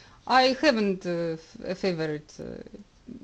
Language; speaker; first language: English; non-native, learner; Russian